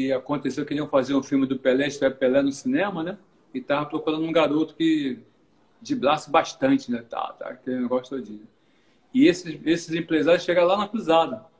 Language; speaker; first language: Portuguese; native; Portuguese